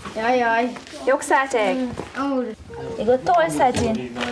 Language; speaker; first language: Korean; non-native, learner; Hungarian